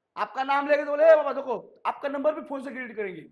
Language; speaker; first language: Hindi; non-native, local second language; Marathi